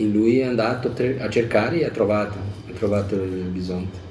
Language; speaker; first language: Italian; non-native, fluent; Portuguese